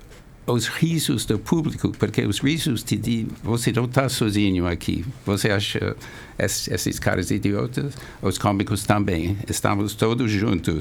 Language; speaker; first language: Portuguese; non-native, fluent; English